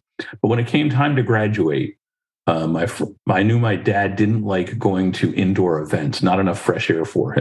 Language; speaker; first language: English; native; English